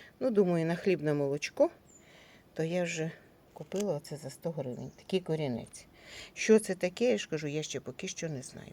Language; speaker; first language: Ukrainian; native; Ukrainian